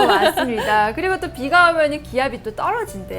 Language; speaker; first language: Korean; native; Korean